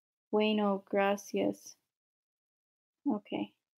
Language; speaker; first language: Spanish; non-native, learner; English